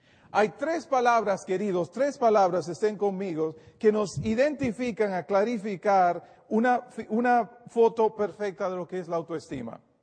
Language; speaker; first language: Spanish; native; Spanish